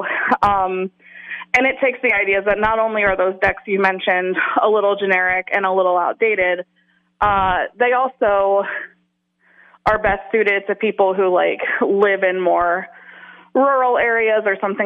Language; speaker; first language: English; native; English